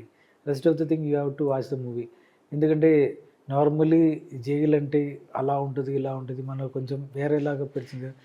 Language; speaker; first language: Telugu; non-native, learner; Malayalam